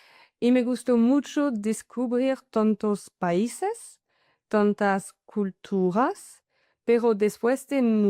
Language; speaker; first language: Spanish; non-native, fluent; French